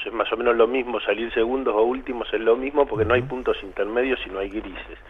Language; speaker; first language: Spanish; native; Spanish